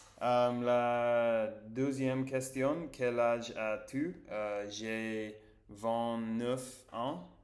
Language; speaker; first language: French; non-native, learner; English